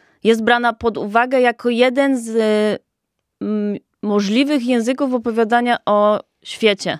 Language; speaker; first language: Polish; native; Polish